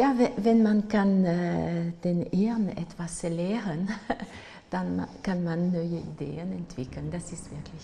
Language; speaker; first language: German; non-native, learner; French